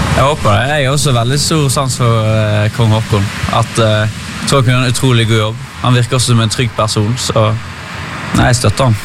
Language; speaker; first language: Norwegian; native; Norwegian